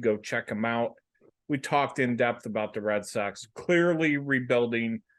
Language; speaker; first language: English; native; English